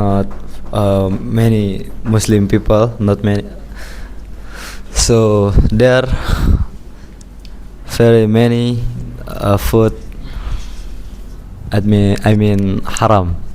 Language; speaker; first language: English; non-native, learner; Indonesian